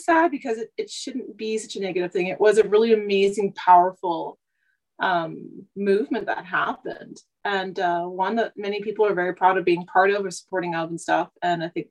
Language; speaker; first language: English; native; English